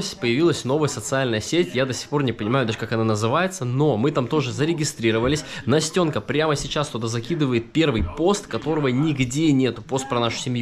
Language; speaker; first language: Russian; native; Russian